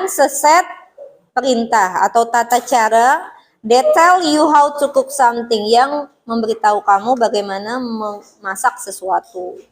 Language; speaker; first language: Indonesian; native; Indonesian